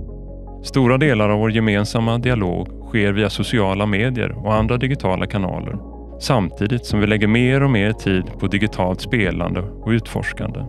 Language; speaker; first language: Swedish; native; Swedish